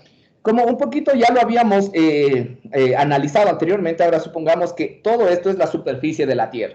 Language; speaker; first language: Spanish; native; Spanish